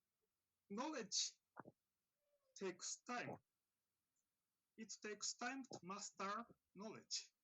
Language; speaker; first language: English; non-native, fluent; Japanese